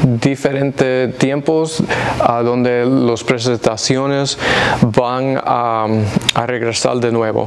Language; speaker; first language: Spanish; early bilingual, heritage; English